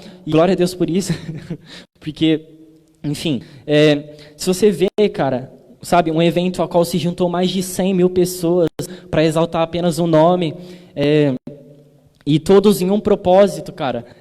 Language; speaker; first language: Portuguese; native; Portuguese